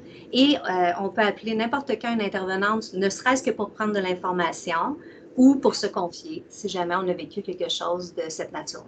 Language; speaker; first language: French; native; French